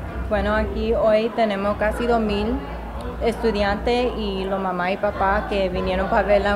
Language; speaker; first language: Spanish; early bilingual, heritage; Spanish